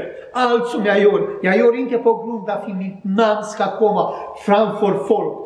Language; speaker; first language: Swedish; non-native, learner; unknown